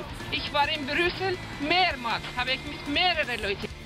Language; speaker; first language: German; non-native, learner; Persian